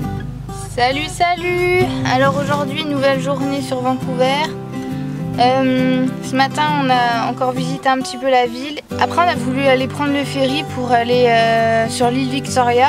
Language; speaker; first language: French; native; French